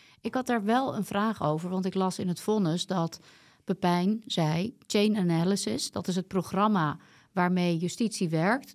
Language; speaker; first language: Dutch; native; Dutch